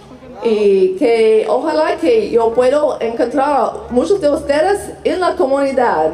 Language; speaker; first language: Spanish; non-native, fluent; English